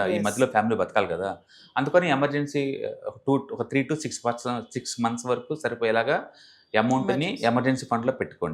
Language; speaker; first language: Telugu; native; Telugu